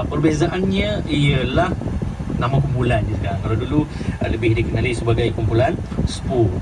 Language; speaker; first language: Malay; native; Malay